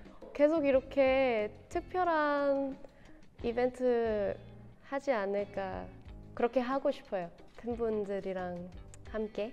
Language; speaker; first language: Korean; non-native, fluent; Thai